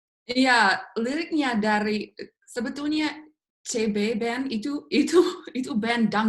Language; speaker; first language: Indonesian; non-native, fluent; English